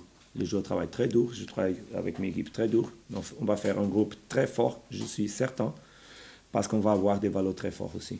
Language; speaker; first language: French; non-native, fluent; Portuguese